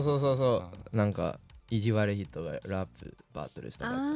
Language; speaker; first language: Japanese; non-native, fluent; English